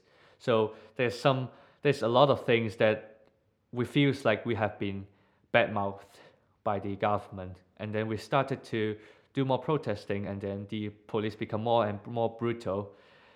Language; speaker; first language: English; non-native, local second language; Cantonese